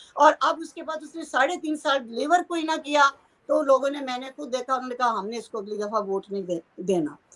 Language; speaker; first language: Urdu; non-native, local second language; Punjabi